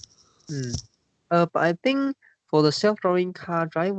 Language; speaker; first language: English; non-native, learner; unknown